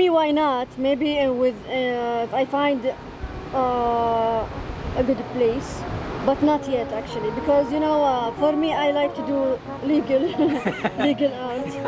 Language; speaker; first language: English; non-native, learner; Arabic